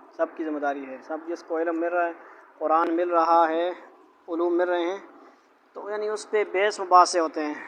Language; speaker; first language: Urdu; non-native, local second language; Punjabi